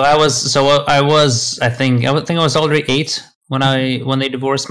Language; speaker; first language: English; non-native, fluent; Swedish